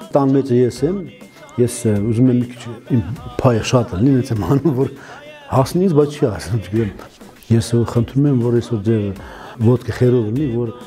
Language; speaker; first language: Armenian; non-native, local second language; Kurdish